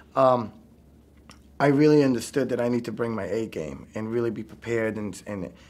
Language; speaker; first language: English; native; English